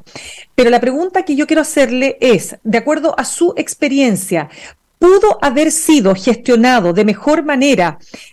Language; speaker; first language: Spanish; native; Spanish